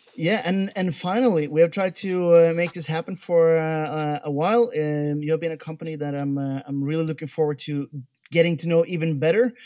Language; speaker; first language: English; non-native, fluent; Norwegian